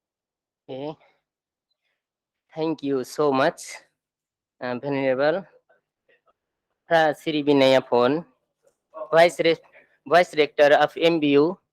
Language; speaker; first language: English; non-native, fluent; Thai